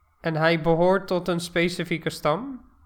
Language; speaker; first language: Dutch; non-native, fluent; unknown